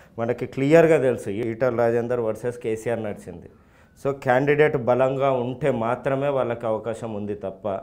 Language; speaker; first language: Telugu; native; Telugu